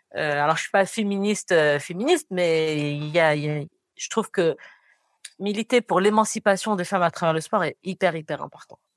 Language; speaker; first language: French; non-native, local second language; Arabic